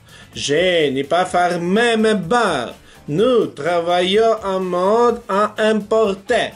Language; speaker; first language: French; non-native, learner; Russian